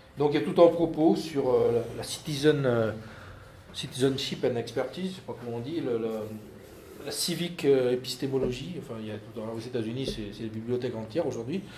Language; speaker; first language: French; native; French